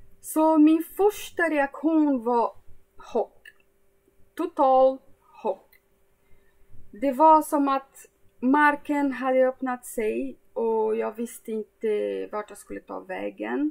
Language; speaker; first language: Swedish; non-native, fluent; Portuguese